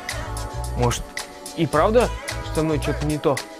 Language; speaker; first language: Russian; native; Russian